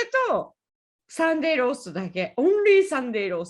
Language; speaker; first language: Japanese; native; Japanese